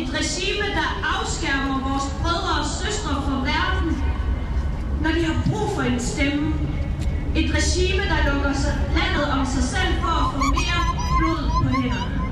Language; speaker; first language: Danish; early bilingual, other home language; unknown